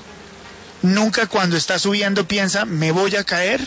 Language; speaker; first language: Spanish; native; Spanish